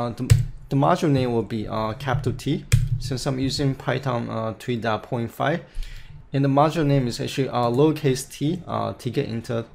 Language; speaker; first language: English; non-native, fluent; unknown